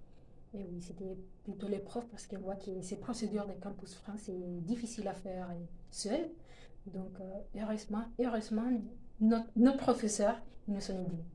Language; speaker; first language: French; non-native, fluent; Spanish